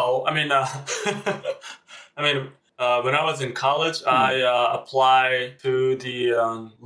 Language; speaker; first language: English; non-native, fluent; Japanese